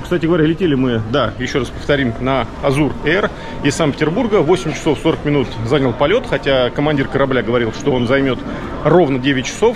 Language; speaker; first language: Russian; native; Russian